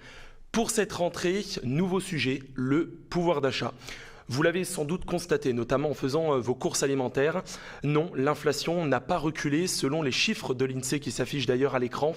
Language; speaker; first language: French; native; French